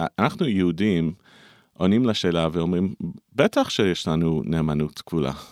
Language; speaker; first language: Hebrew; non-native, fluent; English